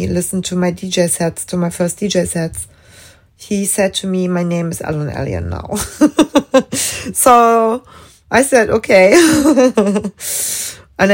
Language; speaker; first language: English; non-native, fluent; German